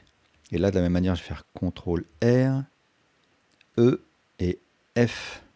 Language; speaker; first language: French; native; French